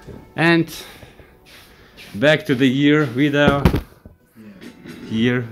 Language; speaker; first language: English; non-native, learner; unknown